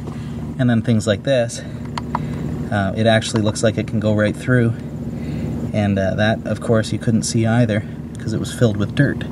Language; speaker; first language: English; native; English